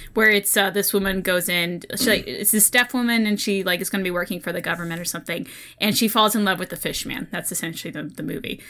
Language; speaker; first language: English; native; English